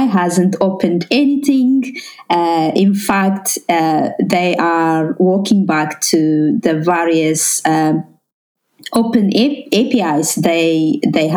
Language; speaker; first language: English; non-native, fluent; Amharic